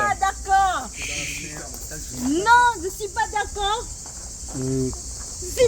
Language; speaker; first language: French; non-native, learner; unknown